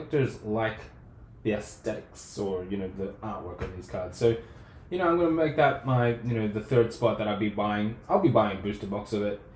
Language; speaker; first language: English; native; English